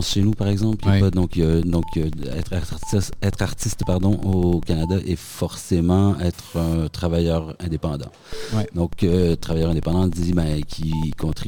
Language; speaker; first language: French; native; French